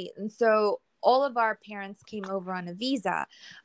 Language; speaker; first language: English; early bilingual, other home language; Spanish